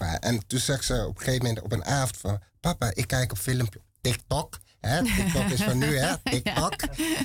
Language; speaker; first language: Dutch; native; Dutch